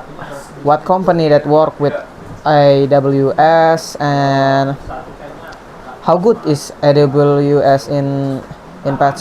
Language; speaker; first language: English; non-native, learner; Indonesian